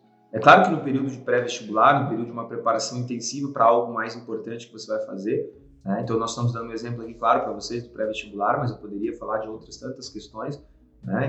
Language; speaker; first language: Portuguese; native; Portuguese